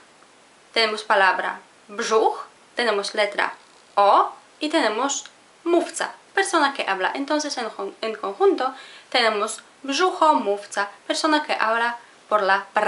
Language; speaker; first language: Spanish; non-native, fluent; Polish